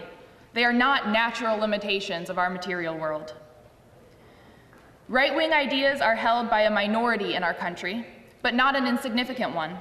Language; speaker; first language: English; native; English